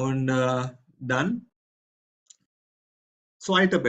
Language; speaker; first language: German; non-native, fluent; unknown